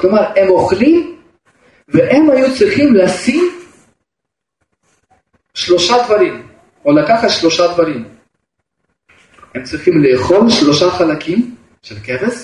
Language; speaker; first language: Hebrew; non-native, fluent; Russian